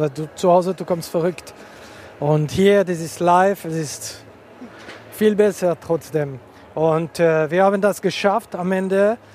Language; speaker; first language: German; non-native, local second language; French